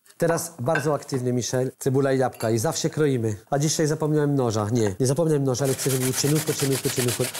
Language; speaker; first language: Polish; non-native, learner; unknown